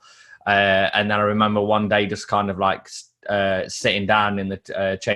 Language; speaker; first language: English; native; English